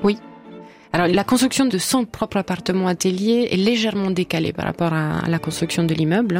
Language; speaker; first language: French; native; French